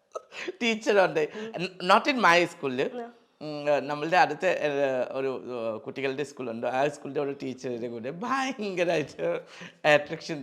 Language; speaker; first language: Malayalam; non-native, local second language; Assamese